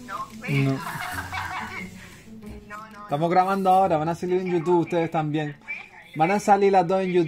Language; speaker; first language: Spanish; native; Spanish